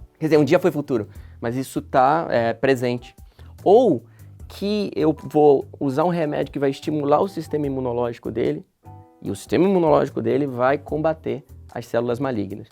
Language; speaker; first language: Portuguese; native; Portuguese